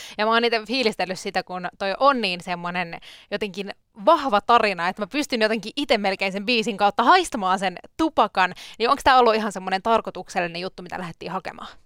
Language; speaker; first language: Finnish; native; Finnish